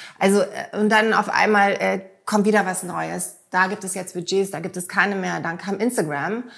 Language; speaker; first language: German; early bilingual, heritage; German